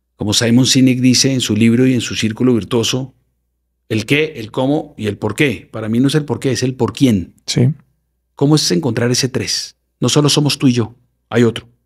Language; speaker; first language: Spanish; native; Spanish